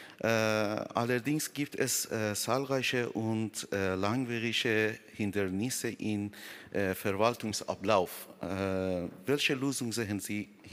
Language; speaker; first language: German; non-native, learner; Persian